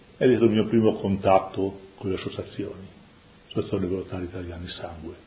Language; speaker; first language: Italian; non-native, local second language; Friulian